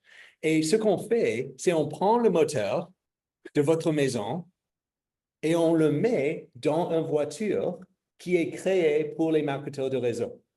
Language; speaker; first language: French; non-native, fluent; English